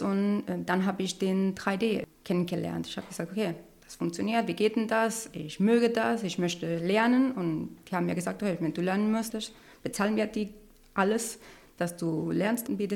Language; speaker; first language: German; non-native, learner; Spanish